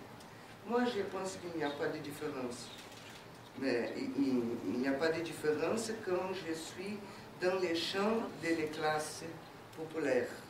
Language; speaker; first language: French; non-native, fluent; Portuguese